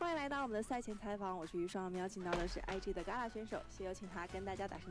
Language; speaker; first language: Chinese; native; Chinese